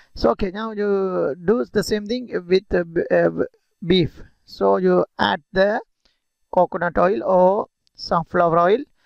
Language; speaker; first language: English; non-native, local second language; Tamil